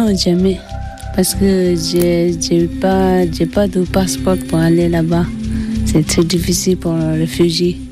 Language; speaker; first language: French; non-native, learner; Tibetan